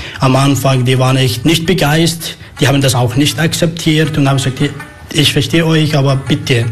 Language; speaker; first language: German; non-native, learner; Arabic